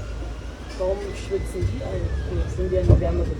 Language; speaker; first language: German; native; German